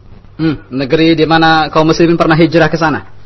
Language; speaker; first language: Indonesian; native; Indonesian